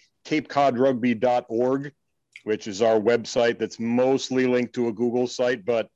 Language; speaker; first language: English; native; English